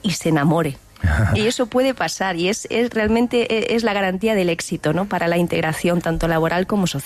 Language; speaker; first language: Spanish; native; Spanish